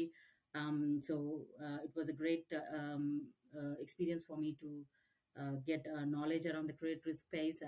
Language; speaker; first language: English; non-native, local second language; Tamil